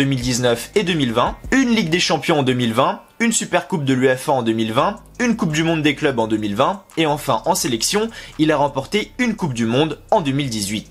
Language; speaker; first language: French; native; French